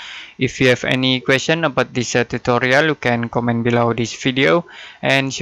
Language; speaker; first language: English; non-native, learner; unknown